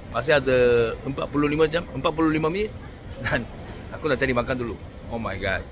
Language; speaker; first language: Malay; non-native, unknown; Korean